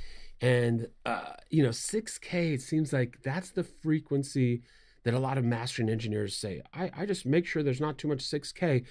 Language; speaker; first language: English; native; English